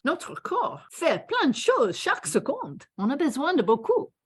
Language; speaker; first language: French; non-native, fluent; English